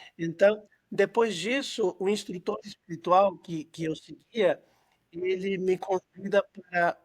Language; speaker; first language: Portuguese; non-native, fluent; Spanish